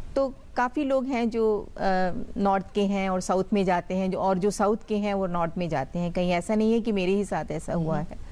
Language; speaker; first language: Hindi; native; Hindi